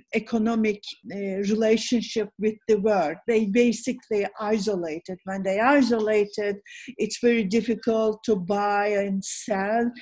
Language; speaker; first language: English; non-native, fluent; Turkish